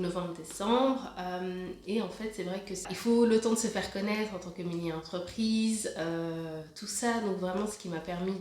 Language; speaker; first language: French; native; French